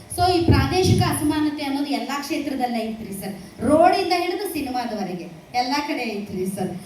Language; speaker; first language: Kannada; native; Kannada